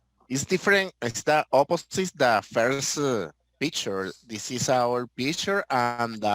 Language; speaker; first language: English; non-native, learner; Spanish